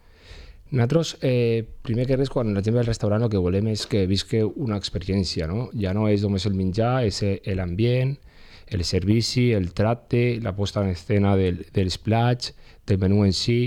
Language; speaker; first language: Catalan; native; Catalan